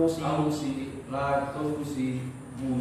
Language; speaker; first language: Arabic; non-native, learner; Indonesian